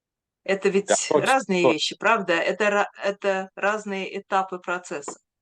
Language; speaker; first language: Russian; native; Russian